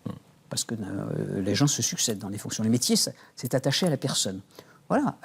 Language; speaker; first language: French; native; French